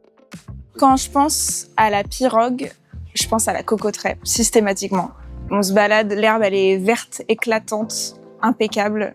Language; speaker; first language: French; native; French